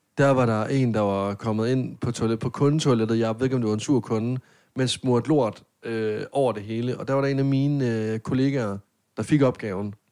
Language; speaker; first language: Danish; native; Danish